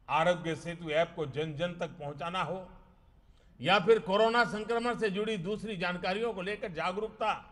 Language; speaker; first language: Hindi; native; Hindi